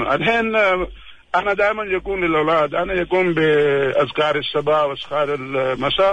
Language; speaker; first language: Arabic; non-native, learner; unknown